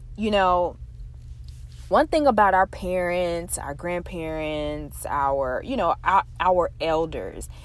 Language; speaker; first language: English; native; English